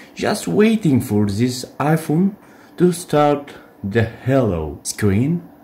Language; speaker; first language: English; non-native, learner; Arabic